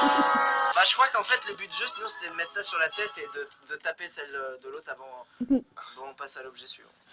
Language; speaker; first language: French; native; French